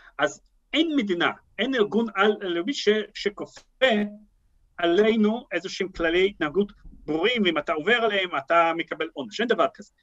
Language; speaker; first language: Hebrew; non-native, fluent; Russian